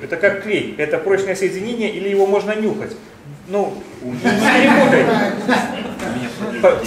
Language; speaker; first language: Russian; native; Russian